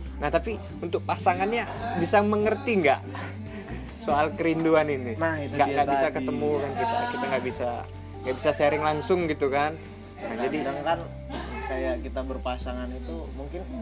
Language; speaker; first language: Indonesian; native; Indonesian